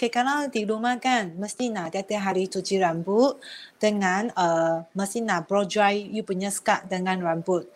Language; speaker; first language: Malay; non-native, local second language; Chinese